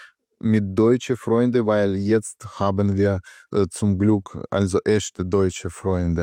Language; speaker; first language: German; non-native, learner; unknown